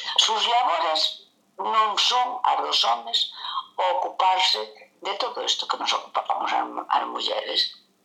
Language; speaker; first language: Galician; non-native, local second language; Spanish